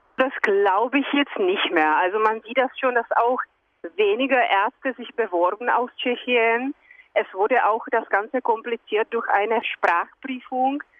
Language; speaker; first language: German; non-native, fluent; Czech